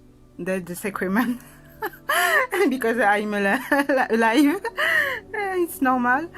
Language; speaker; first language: English; non-native, learner; French